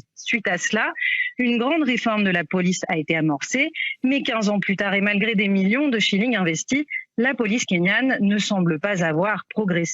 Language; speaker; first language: French; native; French